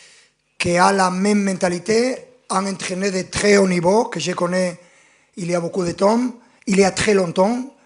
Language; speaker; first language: French; non-native, fluent; Spanish